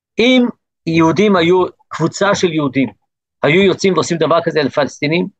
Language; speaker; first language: Hebrew; early bilingual, other home language; English